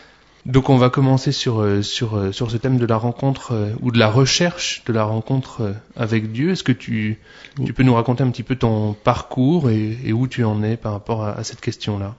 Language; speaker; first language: French; native; French